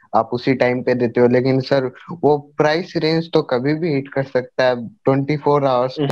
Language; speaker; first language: Hindi; native; Hindi